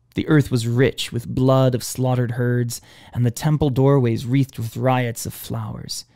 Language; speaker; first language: English; native; English